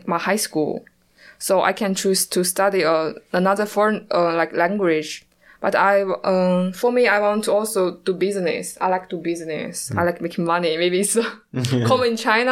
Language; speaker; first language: English; non-native, learner; Chinese